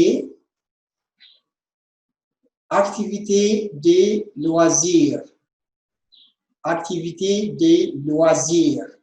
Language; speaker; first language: French; non-native, fluent; Amharic